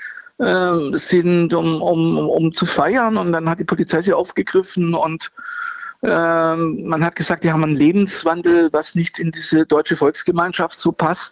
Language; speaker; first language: German; native; German